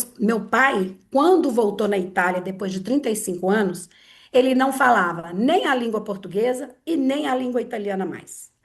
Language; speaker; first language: Portuguese; native; Portuguese